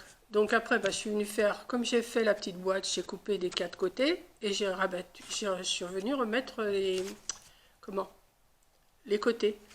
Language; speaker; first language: French; native; French